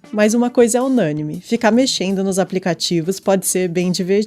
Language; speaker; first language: Portuguese; native; Portuguese